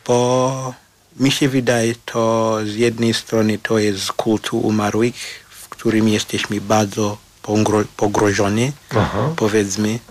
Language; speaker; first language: Polish; non-native, fluent; Shona